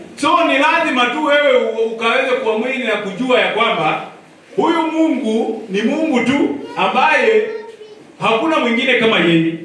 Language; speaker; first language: Swahili; non-native, local second language; Luyia